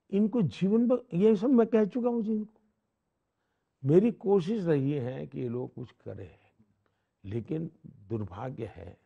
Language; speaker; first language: Hindi; non-native, local second language; Gujarati